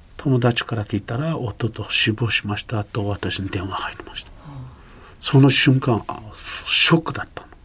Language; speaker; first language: Japanese; non-native, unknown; Uyghur